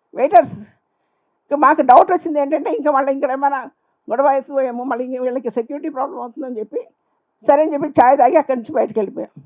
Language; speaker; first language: Telugu; non-native, local second language; Urdu